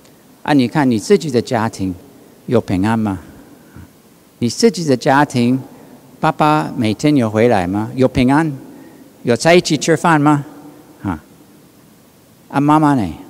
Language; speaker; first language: Chinese; non-native, learner; English